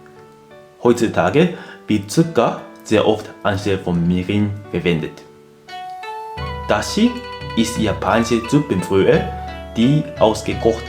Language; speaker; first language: German; non-native, fluent; Japanese